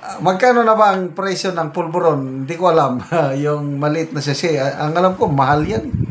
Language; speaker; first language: Filipino; native; Filipino